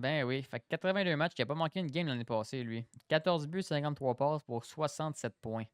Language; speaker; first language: French; native; French